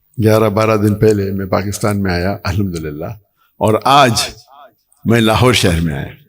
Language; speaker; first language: Urdu; non-native, local second language; Konkani